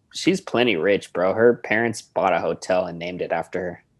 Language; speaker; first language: English; native; English